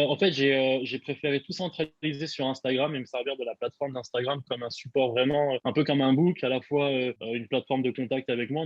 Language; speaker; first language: French; native; French